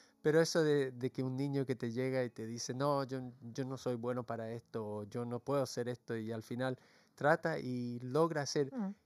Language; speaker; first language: Spanish; early bilingual, heritage; Spanish